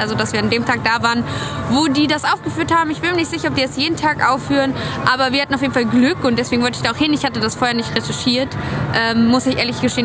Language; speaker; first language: German; native; German